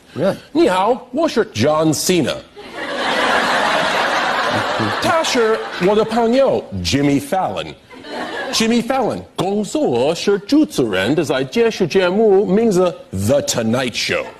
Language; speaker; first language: Chinese; non-native, learner; English